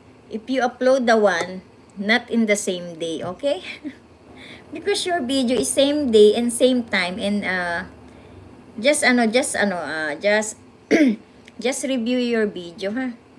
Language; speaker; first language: English; non-native, local second language; Filipino